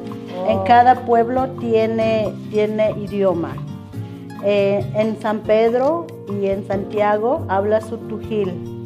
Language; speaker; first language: Spanish; non-native, local second language; Kaqchikel